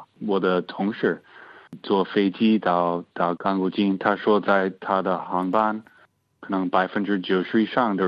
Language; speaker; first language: Chinese; non-native, fluent; English